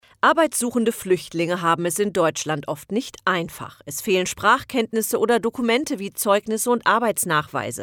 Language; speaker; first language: German; native; German